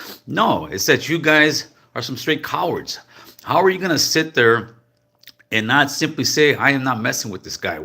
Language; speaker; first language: English; native; English